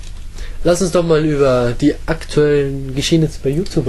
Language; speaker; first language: German; native; German